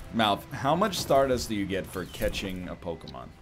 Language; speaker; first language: English; native; English